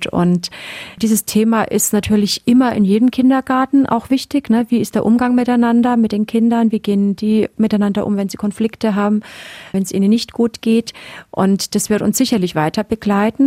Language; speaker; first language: German; native; German